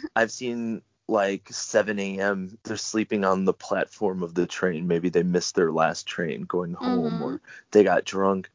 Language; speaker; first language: English; native; English